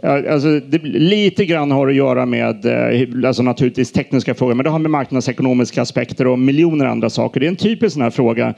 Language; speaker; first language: Swedish; native; Swedish